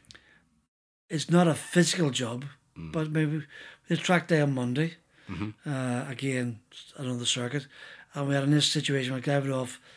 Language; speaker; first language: English; native; English